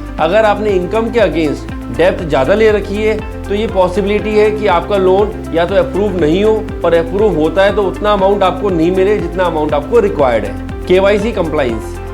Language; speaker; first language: Hindi; native; Hindi